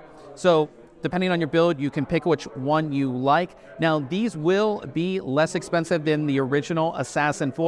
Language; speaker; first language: English; native; English